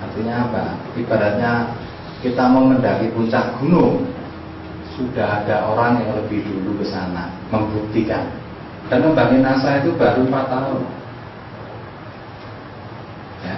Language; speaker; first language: Indonesian; native; Indonesian